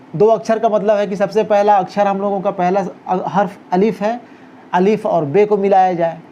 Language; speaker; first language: Hindi; native; Hindi